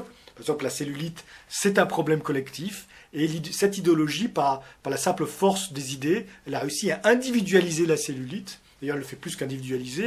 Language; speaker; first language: French; native; French